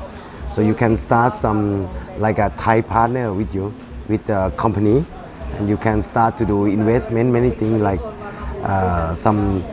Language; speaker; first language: English; non-native, fluent; Thai